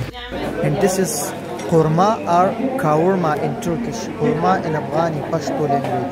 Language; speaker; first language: English; non-native, fluent; Pashto